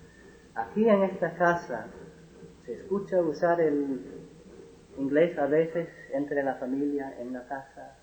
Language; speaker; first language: Spanish; non-native, fluent; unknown